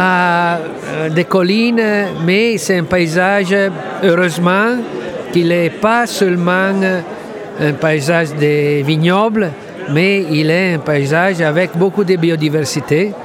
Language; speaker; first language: French; non-native, fluent; Italian